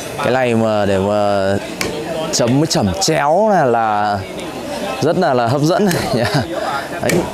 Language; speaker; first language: Vietnamese; native; Vietnamese